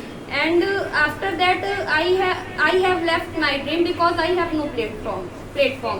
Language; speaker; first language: English; non-native, learner; Hindi